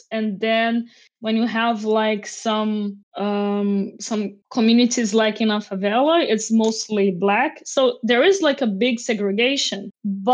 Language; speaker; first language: English; non-native, fluent; Portuguese